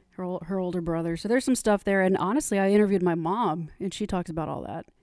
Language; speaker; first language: English; native; English